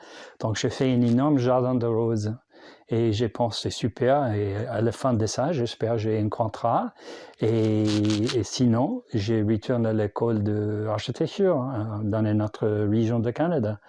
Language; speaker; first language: French; non-native, learner; English